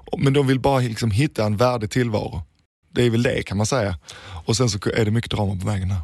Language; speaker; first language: Swedish; early bilingual, other home language; Danish